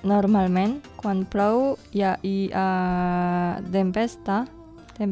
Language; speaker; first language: Catalan; non-native, learner; Indonesian